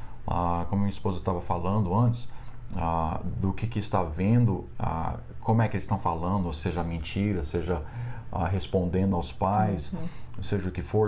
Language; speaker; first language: Portuguese; non-native, fluent; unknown